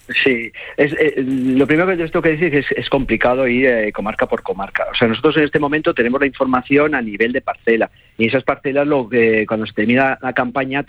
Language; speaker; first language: Spanish; native; Spanish